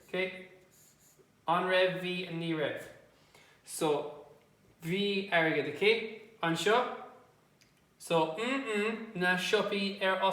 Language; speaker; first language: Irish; non-native, local second language; English